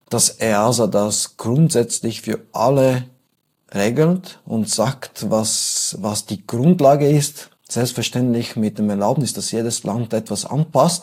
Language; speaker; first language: German; non-native, fluent; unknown